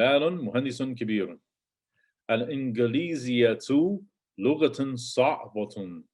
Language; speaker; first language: Arabic; non-native, fluent; English